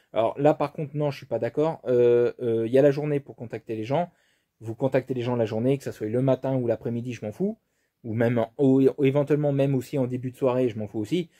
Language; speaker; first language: French; native; French